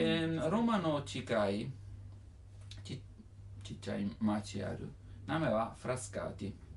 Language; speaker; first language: Japanese; non-native, learner; Italian